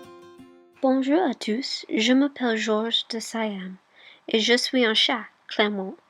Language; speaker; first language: French; non-native, learner; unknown